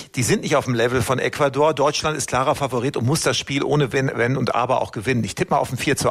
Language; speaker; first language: German; native; German